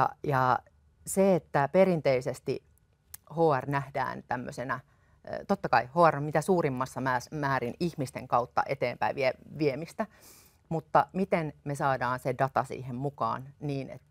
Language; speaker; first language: Finnish; native; Finnish